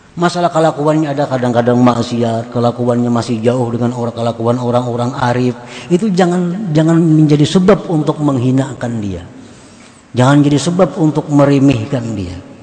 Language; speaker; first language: Indonesian; non-native, local second language; Banjar